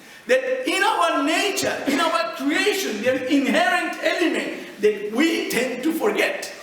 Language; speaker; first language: English; non-native, fluent; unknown